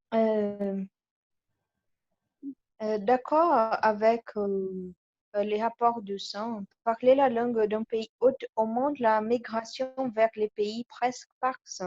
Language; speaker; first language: French; non-native, learner; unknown